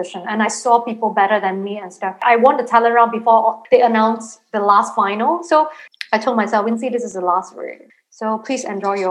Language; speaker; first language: English; non-native, local second language; Chinese